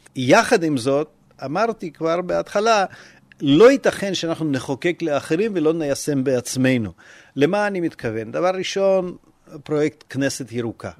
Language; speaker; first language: Hebrew; non-native, fluent; Russian